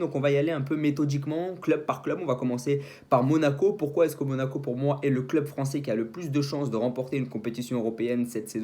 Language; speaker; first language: French; native; French